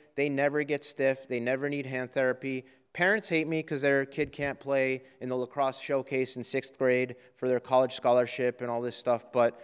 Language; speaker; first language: English; native; English